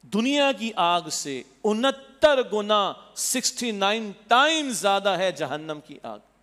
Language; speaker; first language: Urdu; native; Urdu